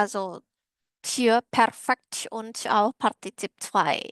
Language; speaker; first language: German; non-native, learner; Indonesian